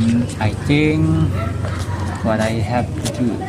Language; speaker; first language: English; non-native, learner; Indonesian